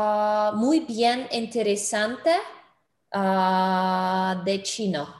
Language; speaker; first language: Spanish; non-native, learner; English